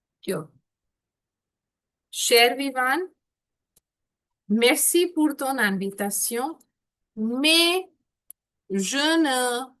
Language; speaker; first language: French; non-native, fluent; Hindi